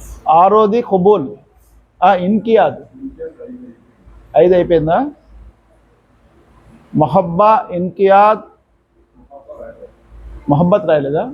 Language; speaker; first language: Telugu; non-native, local second language; Urdu